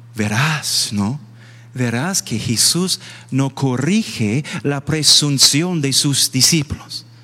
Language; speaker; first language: Spanish; non-native, fluent; English